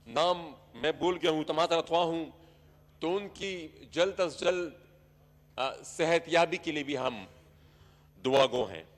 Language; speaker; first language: Urdu; non-native, local second language; Pashto